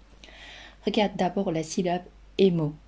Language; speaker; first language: French; non-native, fluent; Chinese